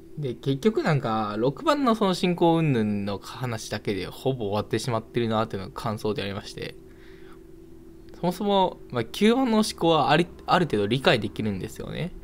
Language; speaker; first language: Japanese; native; Japanese